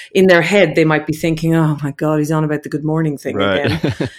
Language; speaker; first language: English; native; English